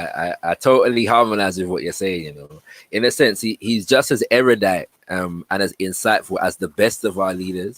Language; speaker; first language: English; native; English